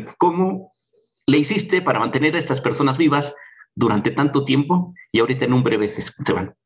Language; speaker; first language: Spanish; native; Spanish